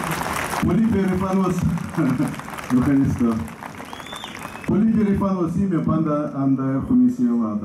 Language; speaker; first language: Greek; early bilingual, heritage; Russian